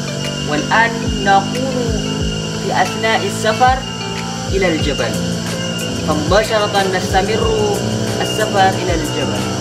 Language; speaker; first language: Arabic; non-native, learner; Indonesian